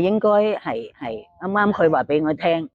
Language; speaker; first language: Cantonese; non-native, learner; Thai